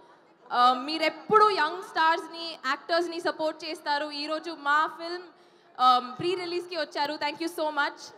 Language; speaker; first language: Telugu; non-native, local second language; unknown